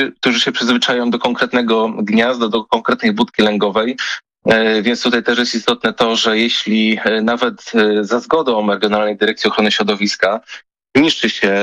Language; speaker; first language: Polish; native; Polish